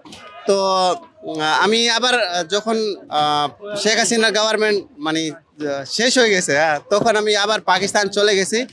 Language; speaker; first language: Bangla; non-native, fluent; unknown